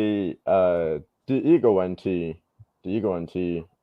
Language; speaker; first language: Chinese; non-native, learner; English